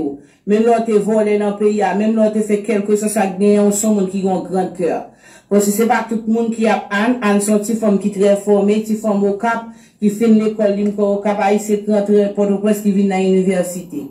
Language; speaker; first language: French; non-native, local second language; Haitian Creole